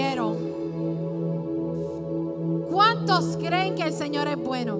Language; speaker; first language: Spanish; native; Spanish